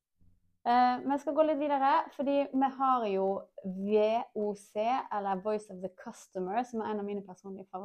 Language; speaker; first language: Norwegian; native; Norwegian